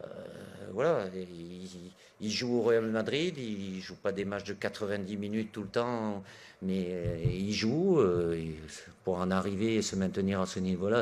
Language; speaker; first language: French; native; French